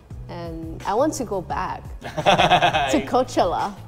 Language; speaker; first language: English; non-native, fluent; Thai